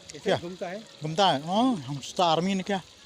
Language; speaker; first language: Hindi; non-native, local second language; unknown